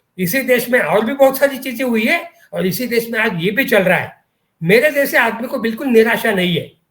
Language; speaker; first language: Hindi; non-native, local second language; Marathi